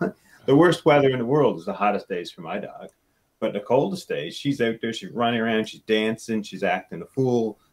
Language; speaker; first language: English; native; English